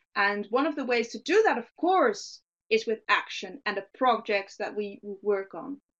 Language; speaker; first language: English; non-native, fluent; Dutch